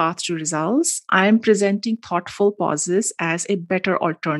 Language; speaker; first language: English; non-native, local second language; Hindi